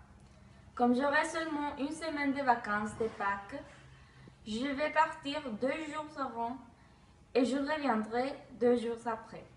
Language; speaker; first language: French; non-native, learner; Spanish